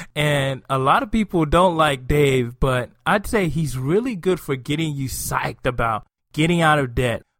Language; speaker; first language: English; non-native, local second language; Yoruba